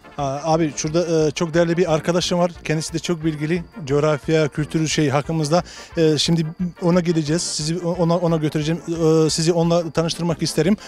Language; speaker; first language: Turkish; non-native, fluent; Bosnian